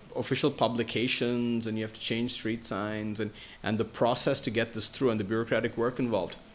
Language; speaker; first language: English; non-native, local second language; Malayalam